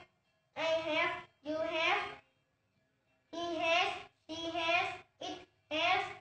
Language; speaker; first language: English; non-native, learner; Thai